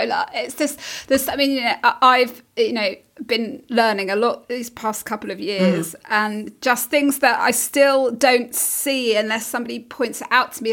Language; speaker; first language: English; native; English